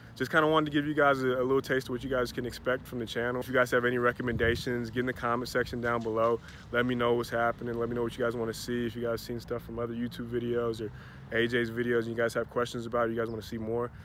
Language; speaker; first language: English; native; English